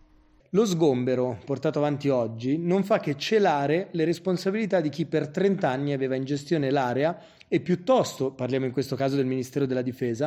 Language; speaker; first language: Italian; native; Italian